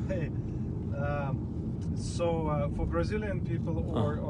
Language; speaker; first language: English; non-native, fluent; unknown